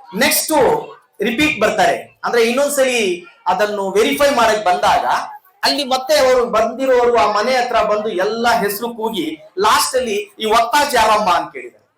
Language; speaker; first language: Kannada; non-native, local second language; Urdu